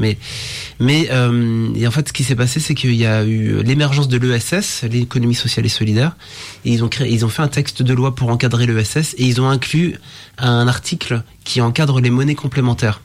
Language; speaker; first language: French; native; French